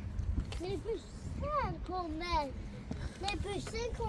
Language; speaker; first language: Swedish; early bilingual, other home language; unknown